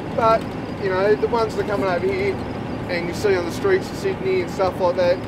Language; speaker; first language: English; native; English